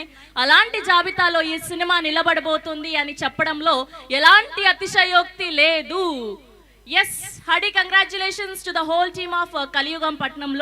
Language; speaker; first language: Telugu; native; Telugu